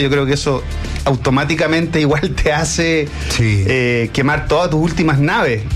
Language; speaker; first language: Spanish; native; Spanish